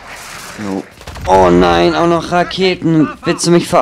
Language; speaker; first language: German; native; German